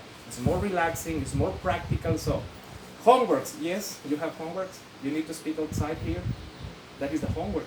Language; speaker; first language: English; non-native, fluent; Spanish